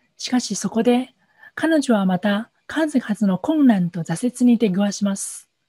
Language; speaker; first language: Japanese; non-native, fluent; Chinese